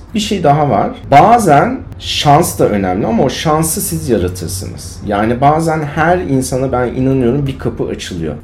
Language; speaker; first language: Turkish; early bilingual, other home language; German